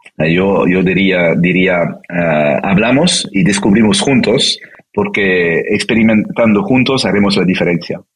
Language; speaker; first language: Spanish; non-native, fluent; French